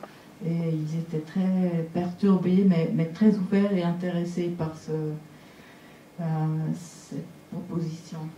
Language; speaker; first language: French; non-native, local second language; German